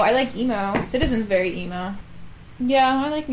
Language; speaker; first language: English; native; English